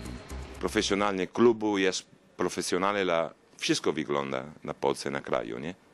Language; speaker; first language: Polish; non-native, learner; Italian